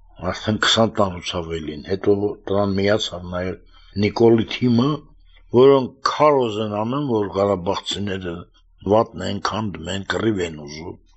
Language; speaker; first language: Armenian; native; Armenian